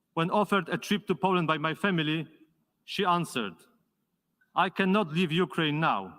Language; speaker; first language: English; non-native, fluent; Polish